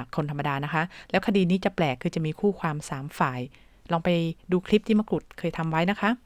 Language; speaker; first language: Thai; native; Thai